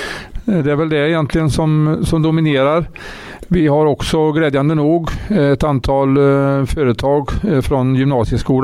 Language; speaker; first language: Swedish; native; Swedish